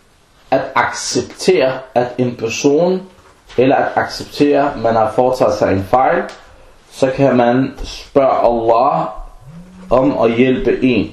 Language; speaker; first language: Danish; non-native, fluent; Arabic